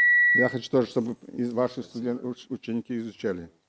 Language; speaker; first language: Russian; non-native, local second language; Kazakh